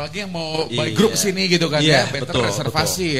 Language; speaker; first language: Indonesian; native; Indonesian